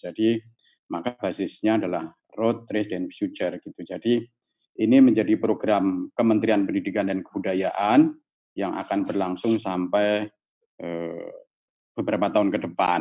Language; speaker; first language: Indonesian; native; Indonesian